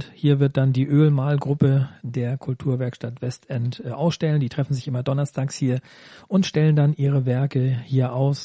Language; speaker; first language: German; native; German